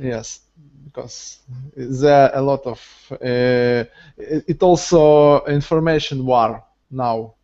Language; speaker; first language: English; non-native, learner; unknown